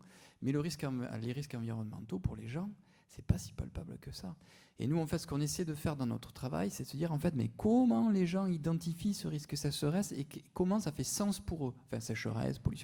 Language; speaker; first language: French; native; French